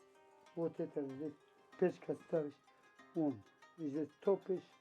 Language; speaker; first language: Russian; non-native, learner; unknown